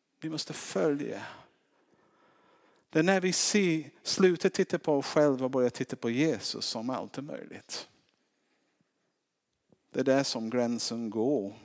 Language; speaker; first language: Swedish; non-native, fluent; English